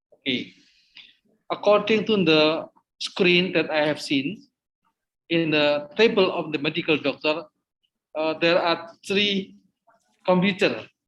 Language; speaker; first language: English; non-native, learner; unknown